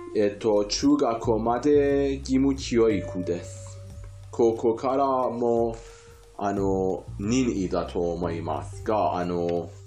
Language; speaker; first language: Japanese; non-native, learner; Persian